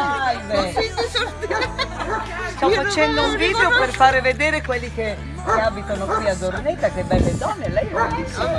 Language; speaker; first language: Italian; native; Italian